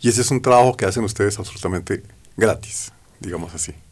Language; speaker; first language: Spanish; native; Spanish